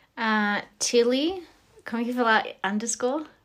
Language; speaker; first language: Portuguese; non-native, learner; English